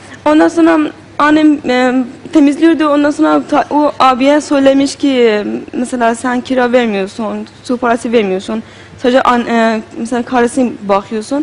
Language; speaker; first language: Turkish; non-native, learner; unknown